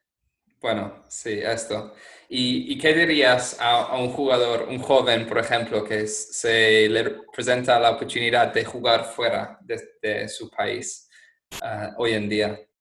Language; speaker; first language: Spanish; non-native, fluent; English